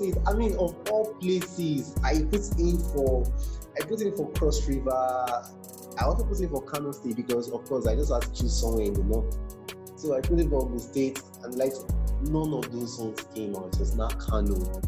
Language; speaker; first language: English; non-native, local second language; Igbo